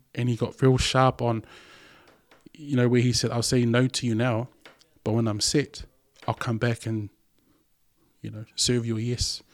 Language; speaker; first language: English; non-native, local second language; Samoan